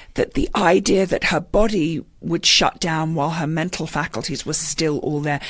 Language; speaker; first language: English; native; English